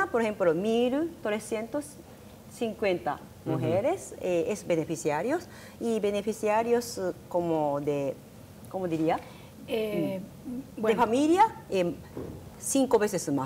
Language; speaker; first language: Spanish; non-native, learner; Japanese